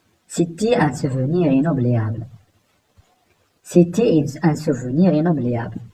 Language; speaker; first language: French; non-native, local second language; Arabic